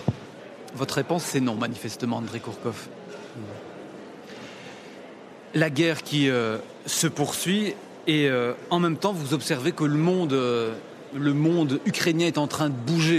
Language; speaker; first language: French; native; French